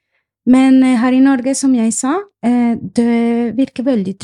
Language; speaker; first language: Norwegian; non-native, fluent; Spanish